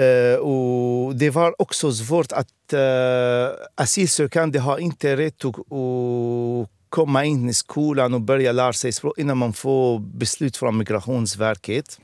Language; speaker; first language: Swedish; non-native, fluent; Arabic